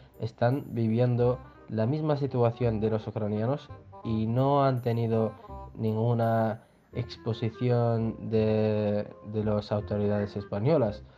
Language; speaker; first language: Spanish; non-native, fluent; Arabic